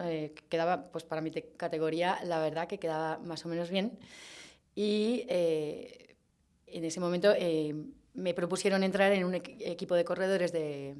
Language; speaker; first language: Spanish; native; Spanish